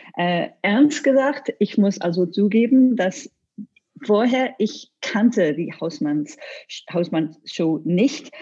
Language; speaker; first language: German; non-native, learner; English